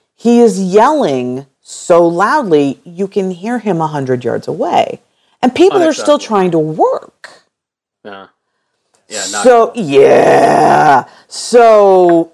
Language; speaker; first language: English; native; English